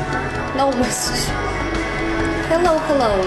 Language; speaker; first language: English; non-native, learner; Russian